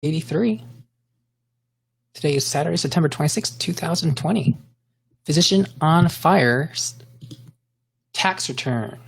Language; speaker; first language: English; native; English